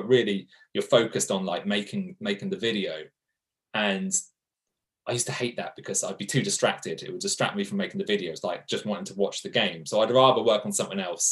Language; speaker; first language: English; native; English